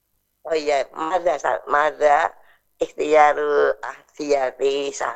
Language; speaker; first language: Arabic; non-native, learner; Indonesian